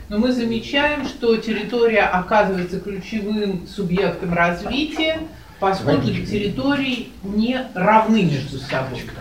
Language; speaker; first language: Russian; native; Russian